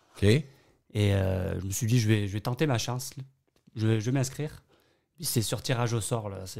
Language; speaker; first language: French; native; French